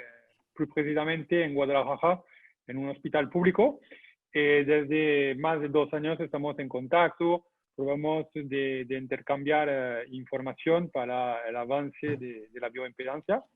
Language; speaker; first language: Spanish; non-native, fluent; French